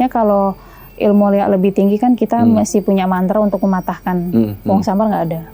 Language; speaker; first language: Indonesian; native; Indonesian